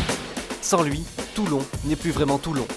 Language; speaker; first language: French; native; French